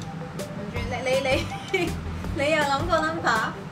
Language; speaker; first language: Cantonese; native; Cantonese